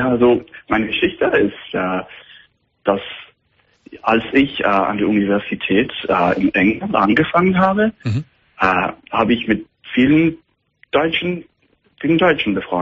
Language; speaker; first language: German; non-native, fluent; English